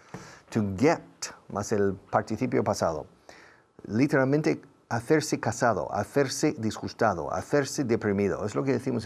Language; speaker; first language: Spanish; non-native, fluent; English